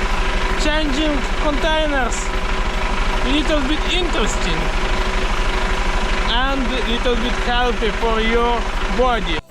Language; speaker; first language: English; non-native, learner; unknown